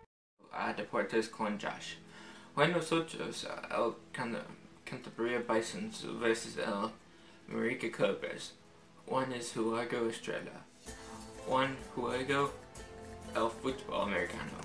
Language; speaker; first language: Spanish; non-native, learner; English